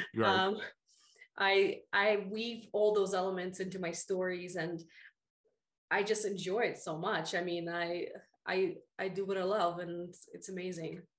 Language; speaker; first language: English; early bilingual, other home language; Russian